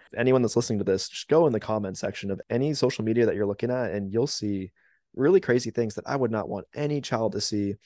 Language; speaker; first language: English; native; English